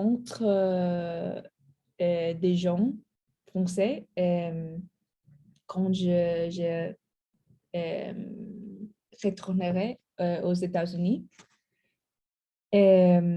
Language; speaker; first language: French; non-native, learner; English